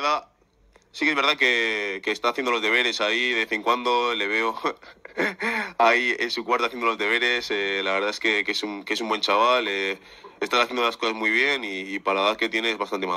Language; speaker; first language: Spanish; early bilingual, other home language; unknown